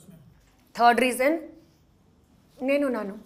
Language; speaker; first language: Telugu; non-native, local second language; Hindi